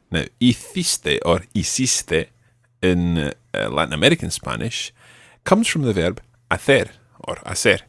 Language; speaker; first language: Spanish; non-native, fluent; English